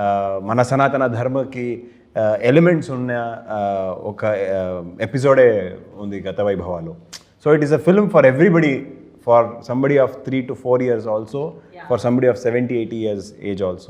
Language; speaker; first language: Telugu; non-native, learner; Kannada